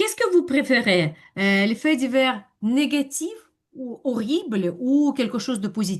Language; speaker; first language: French; non-native, fluent; Ukrainian